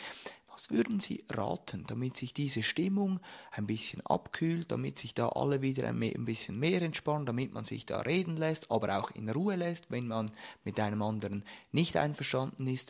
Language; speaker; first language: German; native; German